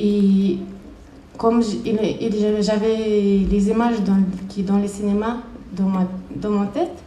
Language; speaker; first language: French; non-native, fluent; Chechen